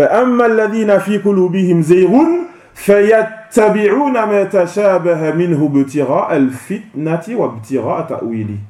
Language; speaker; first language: Arabic; non-native, fluent; French